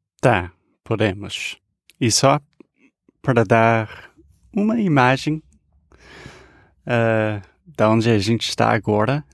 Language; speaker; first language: Portuguese; non-native, fluent; English